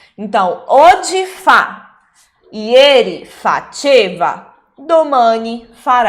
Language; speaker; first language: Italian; non-native, fluent; Portuguese